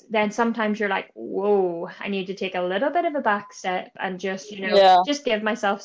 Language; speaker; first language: English; native; English